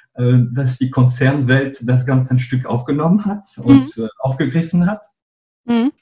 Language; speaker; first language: German; non-native, fluent; French